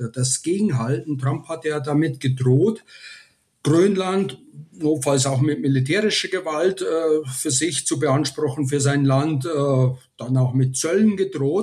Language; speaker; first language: German; native; German